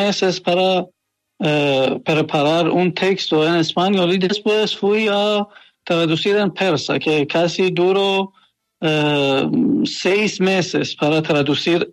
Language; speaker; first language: Spanish; non-native, learner; Persian